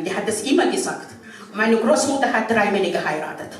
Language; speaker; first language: German; non-native, fluent; Arabic